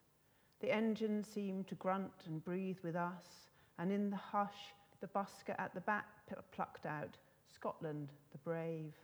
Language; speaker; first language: English; native; English